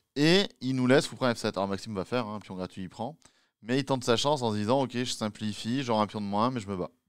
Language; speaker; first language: French; native; French